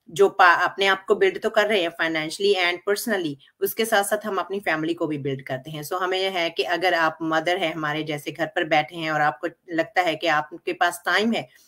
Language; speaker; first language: Hindi; non-native, local second language; Punjabi